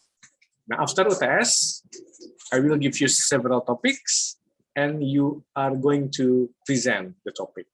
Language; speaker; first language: English; non-native, fluent; Indonesian